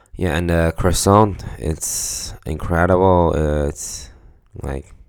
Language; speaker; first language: English; non-native, fluent; Chinese